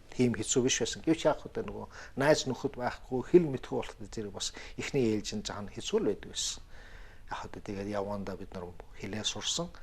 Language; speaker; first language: Mongolian; early bilingual, heritage; Mongolian